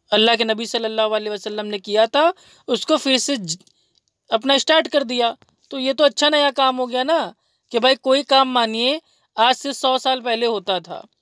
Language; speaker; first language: Hindi; native; Hindi